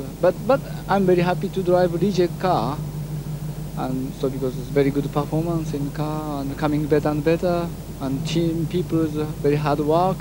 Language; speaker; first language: English; non-native, learner; Japanese